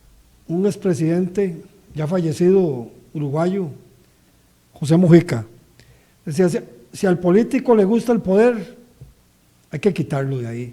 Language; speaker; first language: Spanish; native; Spanish